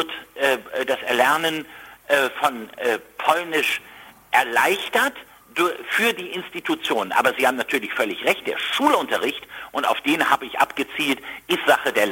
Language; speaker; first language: German; native; German